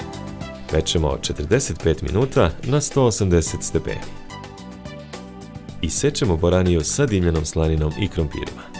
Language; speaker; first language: Serbian; native; Serbian